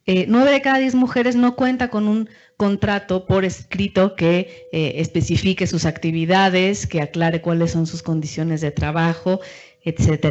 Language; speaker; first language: Spanish; native; Spanish